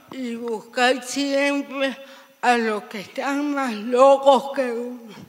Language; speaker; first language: Spanish; native; Spanish